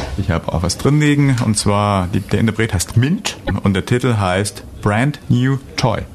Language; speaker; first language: German; native; German